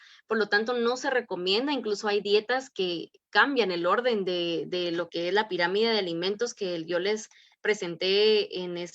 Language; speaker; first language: Spanish; native; Spanish